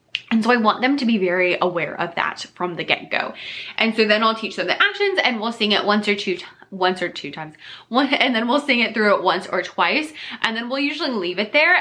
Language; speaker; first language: English; native; English